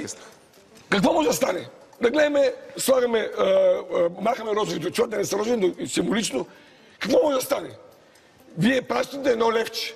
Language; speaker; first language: Bulgarian; native; Bulgarian